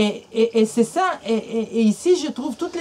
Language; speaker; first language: French; non-native, fluent; Hebrew